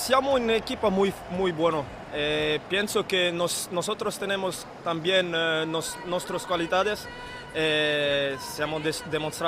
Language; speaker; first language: Spanish; non-native, learner; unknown